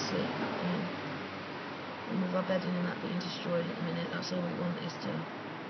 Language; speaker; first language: English; native; English